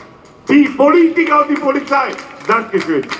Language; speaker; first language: German; non-native, fluent; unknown